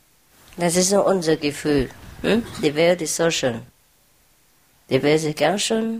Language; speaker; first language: German; non-native, learner; Vietnamese